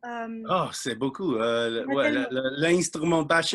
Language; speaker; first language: French; non-native, learner; English